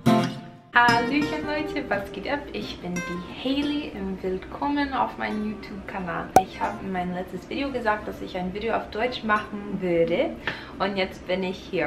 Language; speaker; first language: German; non-native, fluent; English